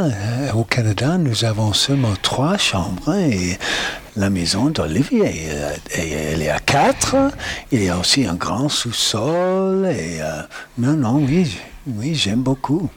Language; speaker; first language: French; non-native, learner; English